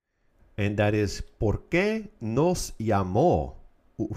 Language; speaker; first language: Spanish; non-native, fluent; English